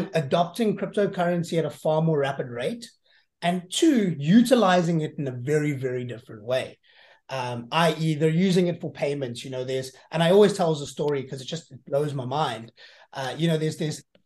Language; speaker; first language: English; native; English